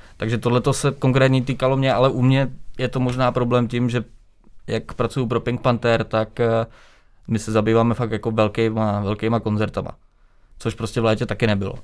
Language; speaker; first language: Czech; native; Czech